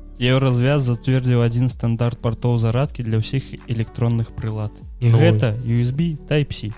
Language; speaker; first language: Belarusian; native; Belarusian